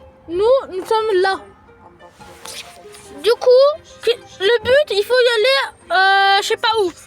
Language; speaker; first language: French; early bilingual, other home language; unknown